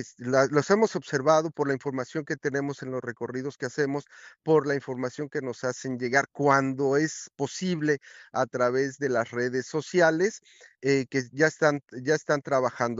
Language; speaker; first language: Spanish; native; Spanish